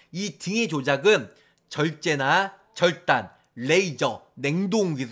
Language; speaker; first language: Korean; native; Korean